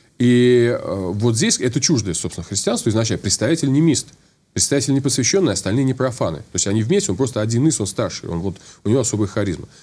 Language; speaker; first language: Russian; native; Russian